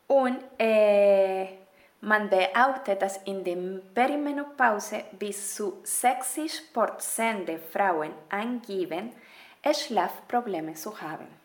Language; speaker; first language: German; non-native, fluent; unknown